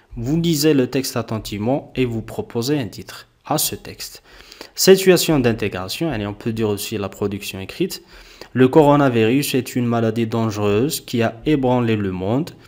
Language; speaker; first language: French; non-native, local second language; Arabic